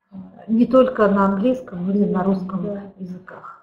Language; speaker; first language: Russian; native; Russian